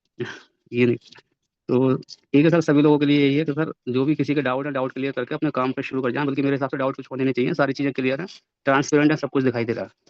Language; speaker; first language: Hindi; native; Hindi